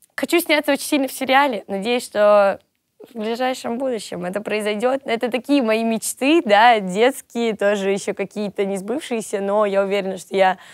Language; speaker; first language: Russian; native; Russian